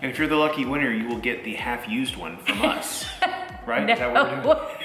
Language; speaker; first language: English; native; English